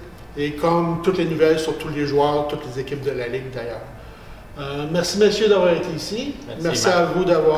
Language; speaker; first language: French; native; French